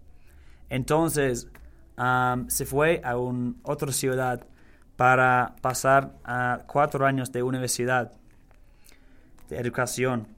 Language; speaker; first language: Spanish; non-native, learner; English